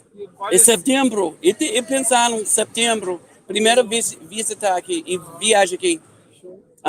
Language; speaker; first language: Portuguese; non-native, learner; English